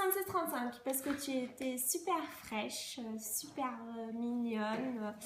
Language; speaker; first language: French; native; French